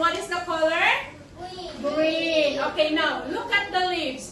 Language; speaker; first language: English; non-native, fluent; Filipino